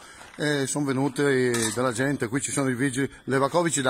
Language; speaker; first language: Italian; native; Italian